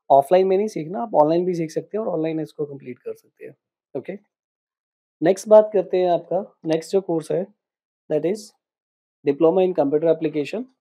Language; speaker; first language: Hindi; native; Hindi